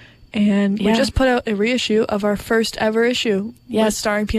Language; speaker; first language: English; native; English